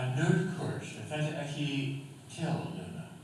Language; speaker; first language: Icelandic; non-native, learner; Swedish